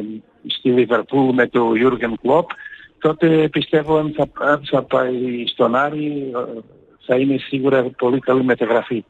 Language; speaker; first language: Greek; non-native, learner; Portuguese